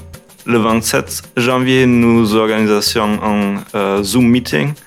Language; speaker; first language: French; non-native, learner; German